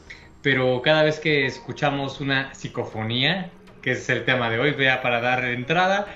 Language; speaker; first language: Spanish; native; Spanish